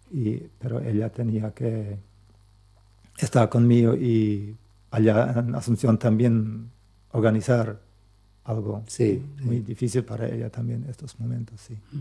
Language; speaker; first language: Spanish; non-native, local second language; Plautdietsch